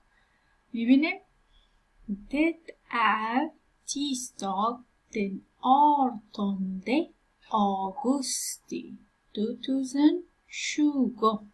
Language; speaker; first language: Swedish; non-native, fluent; Persian